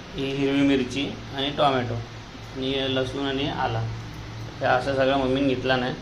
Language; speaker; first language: Marathi; non-native, local second language; Konkani